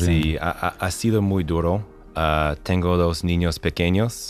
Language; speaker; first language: Spanish; non-native, fluent; English